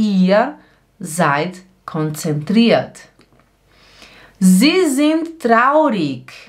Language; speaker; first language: German; non-native, fluent; Portuguese